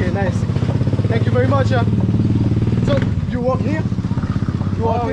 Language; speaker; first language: English; non-native, learner; French